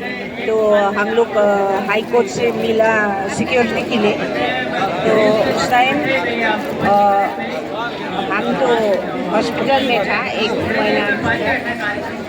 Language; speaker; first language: Hindi; non-native, local second language; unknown